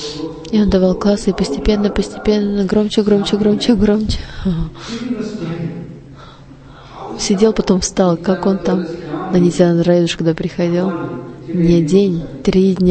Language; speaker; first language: Russian; non-native, learner; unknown